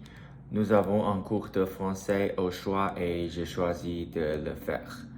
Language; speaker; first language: French; non-native, learner; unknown